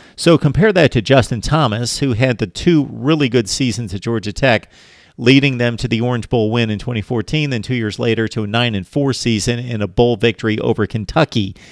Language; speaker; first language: English; native; English